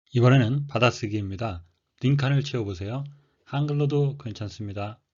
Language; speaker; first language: Korean; native; Korean